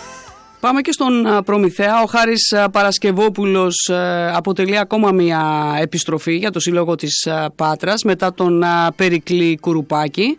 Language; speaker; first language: Greek; native; Greek